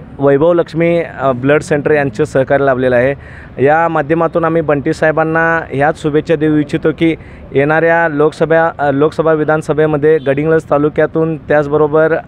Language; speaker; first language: Marathi; native; Marathi